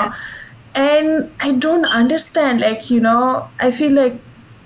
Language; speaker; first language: English; non-native, local second language; Hindi